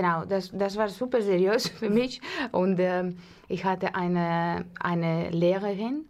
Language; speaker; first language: German; non-native, learner; Russian